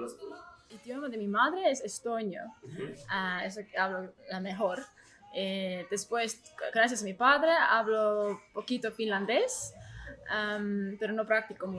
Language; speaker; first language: Spanish; non-native, learner; Estonian